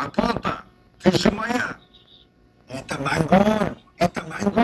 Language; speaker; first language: Russian; non-native, learner; Uzbek